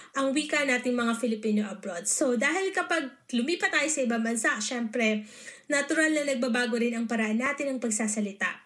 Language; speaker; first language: Filipino; native; Filipino